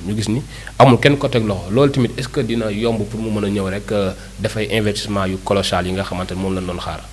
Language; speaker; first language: Wolof; native; Wolof